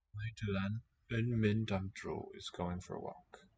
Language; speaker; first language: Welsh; non-native, learner; English